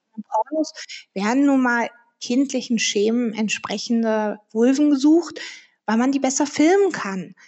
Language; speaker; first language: German; early bilingual, heritage; German